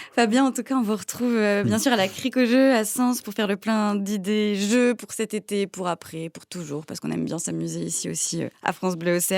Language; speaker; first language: French; native; French